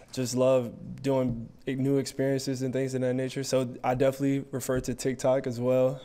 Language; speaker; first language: English; native; English